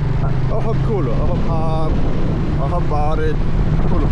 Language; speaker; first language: Arabic; non-native, learner; English